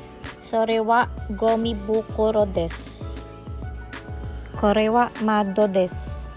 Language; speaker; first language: Japanese; non-native, learner; Filipino